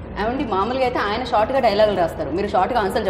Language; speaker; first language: Telugu; native; Telugu